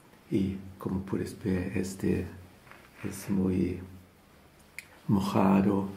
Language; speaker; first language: Spanish; non-native, learner; German